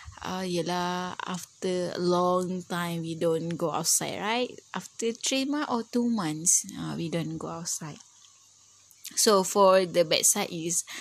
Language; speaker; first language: English; non-native, learner; Malay